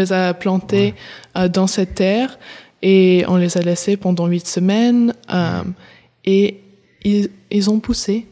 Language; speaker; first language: French; early bilingual, heritage; English